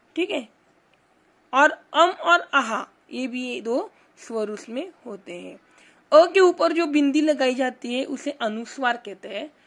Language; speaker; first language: Hindi; non-native, local second language; Marathi